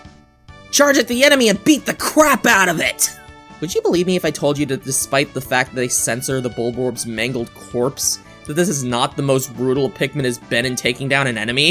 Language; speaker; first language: English; native; English